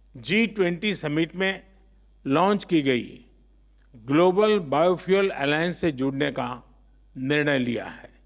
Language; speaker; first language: Hindi; non-native, local second language; Gujarati